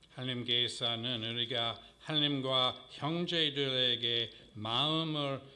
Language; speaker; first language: Korean; non-native, learner; English